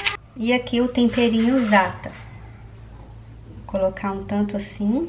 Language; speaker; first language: Portuguese; native; Portuguese